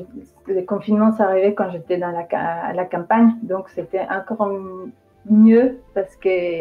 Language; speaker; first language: French; non-native, fluent; Spanish